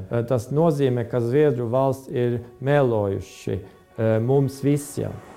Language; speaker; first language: Latvian; non-native, fluent; Estonian